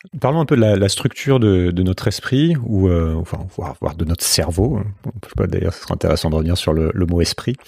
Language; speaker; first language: French; native; French